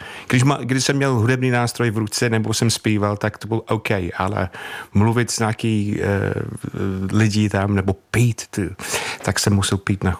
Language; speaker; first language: Czech; non-native, fluent; English